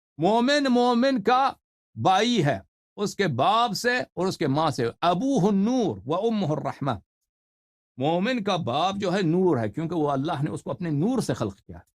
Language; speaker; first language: Urdu; non-native, fluent; Persian